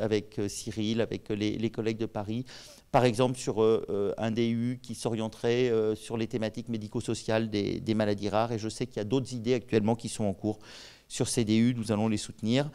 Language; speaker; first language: French; native; French